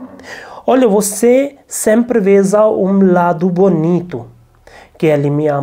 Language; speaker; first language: Portuguese; non-native, learner; Hindi